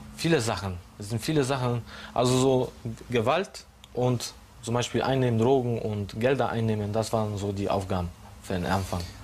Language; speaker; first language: German; non-native, fluent; Polish